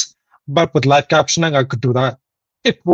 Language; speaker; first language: English; non-native, local second language; Hindi